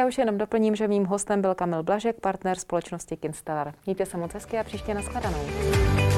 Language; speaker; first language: Czech; native; Czech